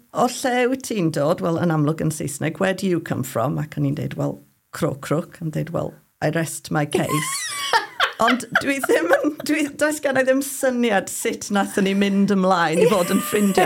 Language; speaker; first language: Welsh; non-native, fluent; English